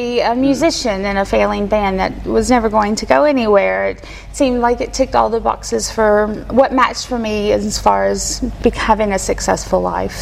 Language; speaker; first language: English; native; English